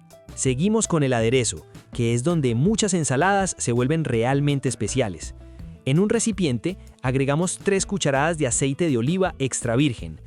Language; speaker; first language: Spanish; native; Spanish